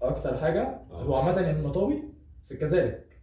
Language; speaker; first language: Arabic; native; Arabic